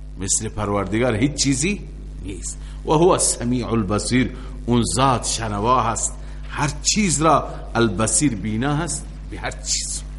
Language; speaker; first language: Persian; native; Persian